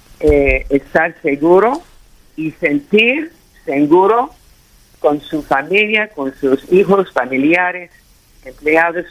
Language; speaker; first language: Spanish; early bilingual, heritage; Spanish